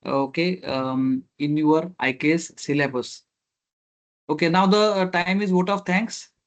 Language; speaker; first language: English; non-native, local second language; Marathi